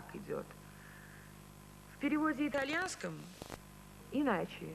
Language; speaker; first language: Russian; native; Russian